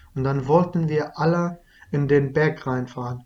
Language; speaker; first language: German; non-native, fluent; Kurdish